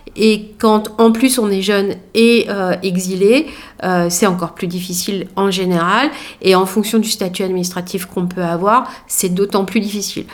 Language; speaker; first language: French; native; French